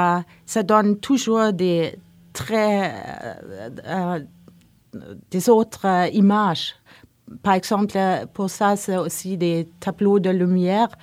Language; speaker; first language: French; non-native, learner; Norwegian